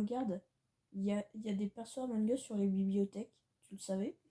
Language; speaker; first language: French; native; French